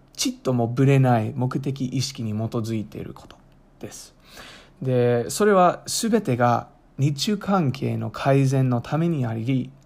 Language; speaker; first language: Japanese; non-native, fluent; English